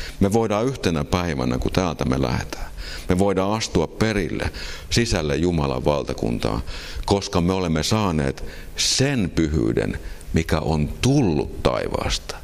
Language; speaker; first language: Finnish; native; Finnish